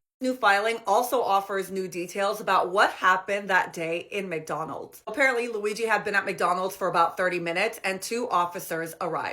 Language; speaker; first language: English; native; English